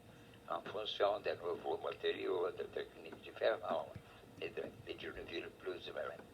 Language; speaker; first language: French; non-native, fluent; Portuguese